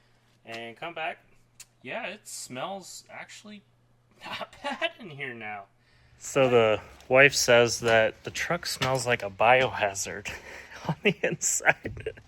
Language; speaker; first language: English; native; English